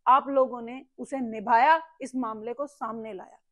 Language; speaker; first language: Hindi; native; Hindi